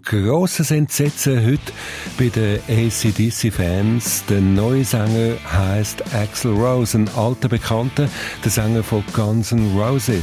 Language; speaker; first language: German; native; German